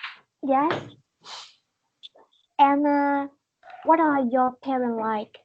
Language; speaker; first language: English; non-native, learner; Vietnamese